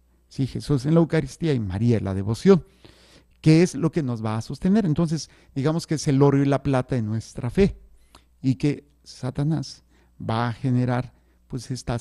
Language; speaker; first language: Spanish; native; Spanish